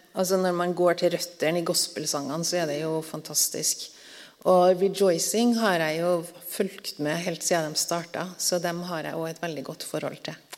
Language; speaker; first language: Norwegian; native; Norwegian